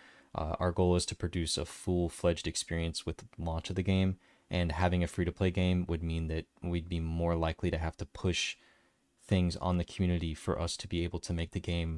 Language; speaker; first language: English; native; English